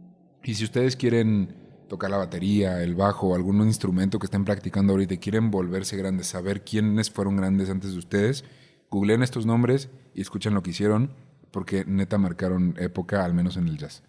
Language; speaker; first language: Spanish; native; Spanish